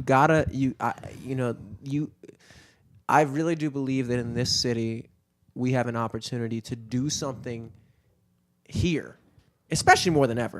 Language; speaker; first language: English; native; English